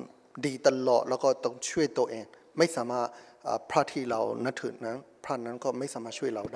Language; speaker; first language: Thai; non-native, fluent; Burmese